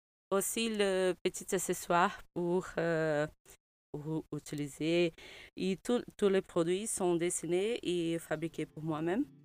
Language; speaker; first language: French; non-native, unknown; Portuguese